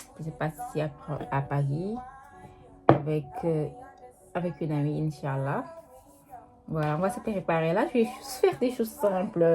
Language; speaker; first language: French; non-native, local second language; Wolof